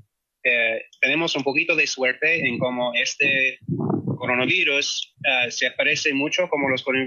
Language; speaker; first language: Spanish; non-native, fluent; English